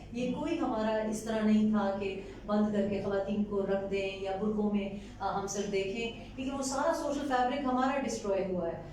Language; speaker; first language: Urdu; non-native, local second language; Pashto